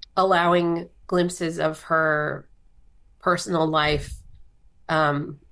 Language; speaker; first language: English; native; English